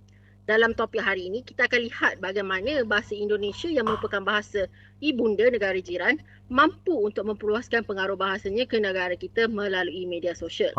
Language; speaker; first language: Malay; native; Malay